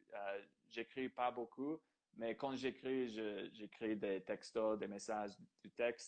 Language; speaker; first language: French; non-native, fluent; English